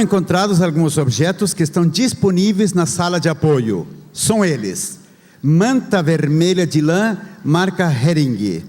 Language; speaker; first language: Portuguese; non-native, fluent; Spanish